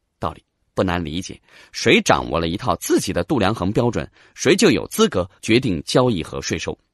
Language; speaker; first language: Chinese; native; Chinese